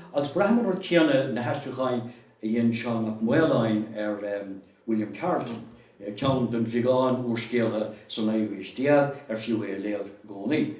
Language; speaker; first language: Irish; native; Irish